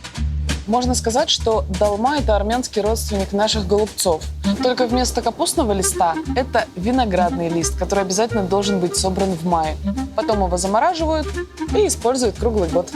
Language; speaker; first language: Russian; native; Russian